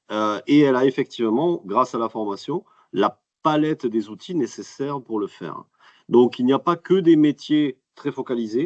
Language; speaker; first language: French; native; French